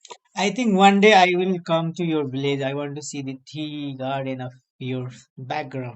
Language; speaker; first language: English; non-native, learner; Nepali